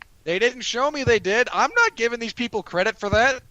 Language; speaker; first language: English; native; English